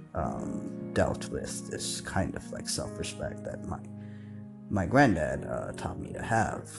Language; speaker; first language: English; non-native, local second language; Nepali